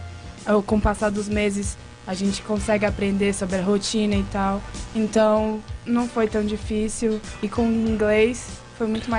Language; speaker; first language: Portuguese; early bilingual, other home language; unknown